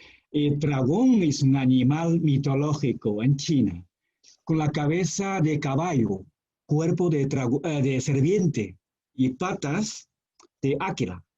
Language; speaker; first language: Spanish; non-native, fluent; Chinese